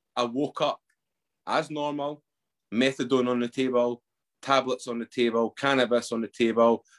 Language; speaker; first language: English; native; English